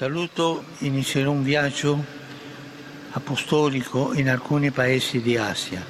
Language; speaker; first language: Italian; non-native, fluent; Spanish